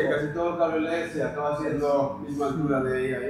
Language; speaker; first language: Spanish; native; Spanish